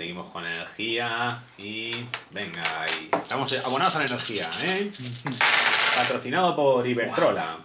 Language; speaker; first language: Spanish; native; Spanish